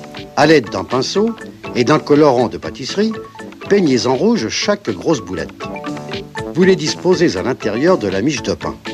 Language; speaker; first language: French; native; French